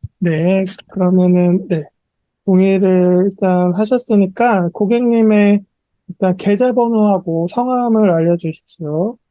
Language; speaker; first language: Korean; native; Korean